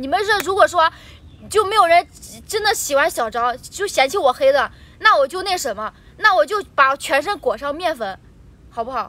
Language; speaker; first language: Chinese; native; Chinese